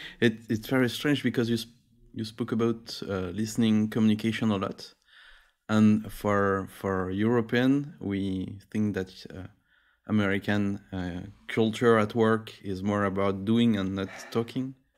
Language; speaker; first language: English; non-native, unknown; French